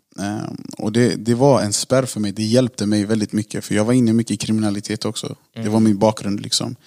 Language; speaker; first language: Swedish; native; Swedish